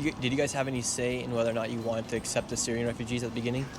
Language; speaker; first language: English; native; English